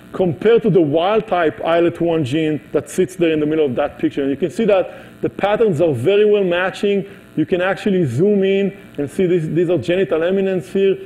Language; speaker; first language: English; non-native, fluent; Hebrew